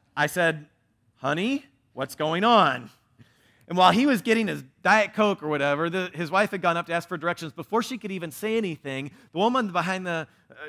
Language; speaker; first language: English; native; English